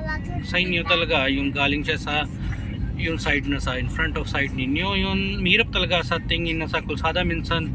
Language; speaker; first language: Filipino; non-native, learner; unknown